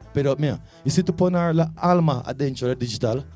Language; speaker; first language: Spanish; non-native, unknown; Jamaican Creole English